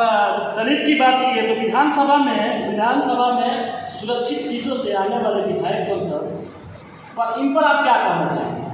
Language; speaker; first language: Hindi; native; Hindi